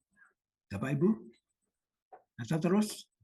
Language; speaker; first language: Indonesian; native; Indonesian